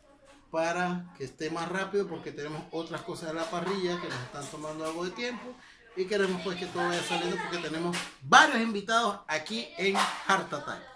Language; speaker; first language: Spanish; native; Spanish